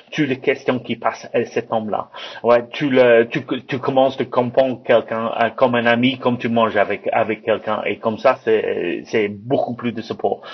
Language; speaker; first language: French; non-native, learner; English